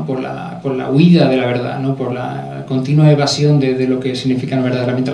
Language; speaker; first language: Spanish; native; Spanish